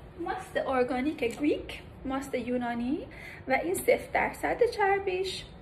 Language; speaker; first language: Persian; early bilingual, heritage; Persian